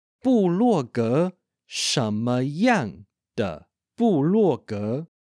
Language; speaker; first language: Chinese; non-native, fluent; English